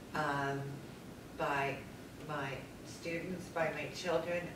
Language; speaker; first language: English; native; English